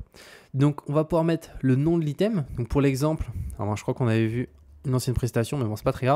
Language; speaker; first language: French; native; French